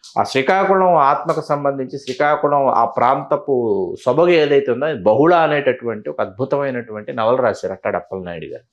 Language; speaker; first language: Telugu; native; Telugu